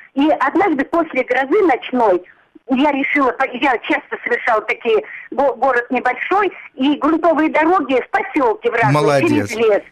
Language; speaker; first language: Russian; native; Russian